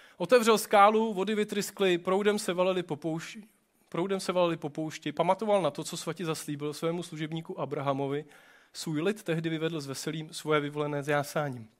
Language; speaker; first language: Czech; native; Czech